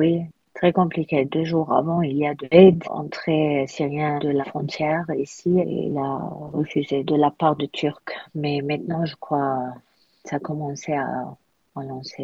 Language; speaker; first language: French; non-native, learner; Arabic